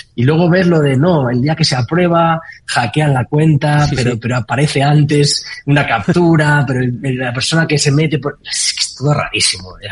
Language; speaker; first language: Spanish; native; Spanish